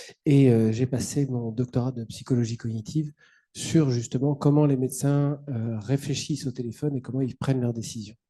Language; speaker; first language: French; native; French